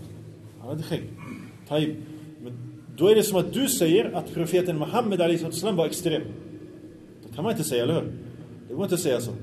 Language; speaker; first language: Swedish; early bilingual, other home language; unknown